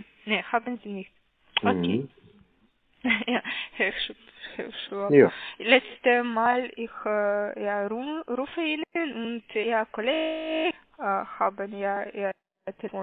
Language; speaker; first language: German; non-native, learner; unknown